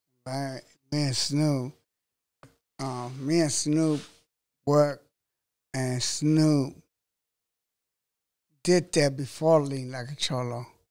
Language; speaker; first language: English; early bilingual, other home language; Spanish